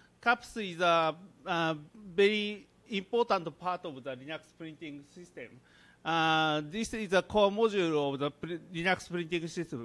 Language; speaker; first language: English; non-native, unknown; Japanese